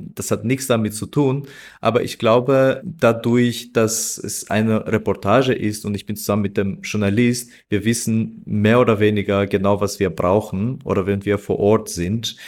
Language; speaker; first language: German; non-native, fluent; Albanian